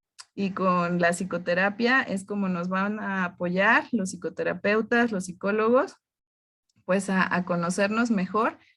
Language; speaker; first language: Spanish; native; Spanish